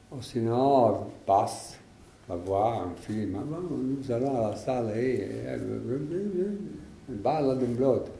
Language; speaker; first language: French; non-native, learner; Italian